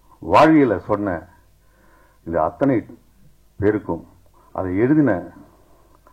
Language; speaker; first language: Tamil; native; Tamil